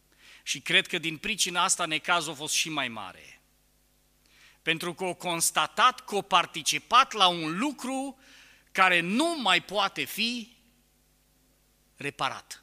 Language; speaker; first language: Romanian; native; Romanian